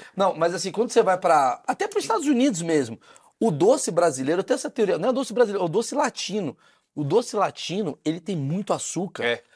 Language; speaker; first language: Portuguese; native; Portuguese